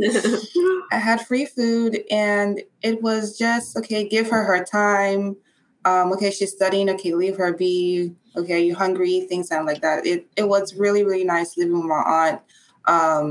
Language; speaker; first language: English; non-native, local second language; Igbo